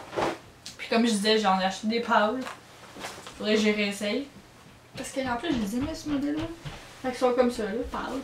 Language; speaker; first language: French; native; French